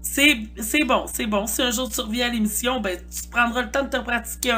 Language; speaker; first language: French; native; French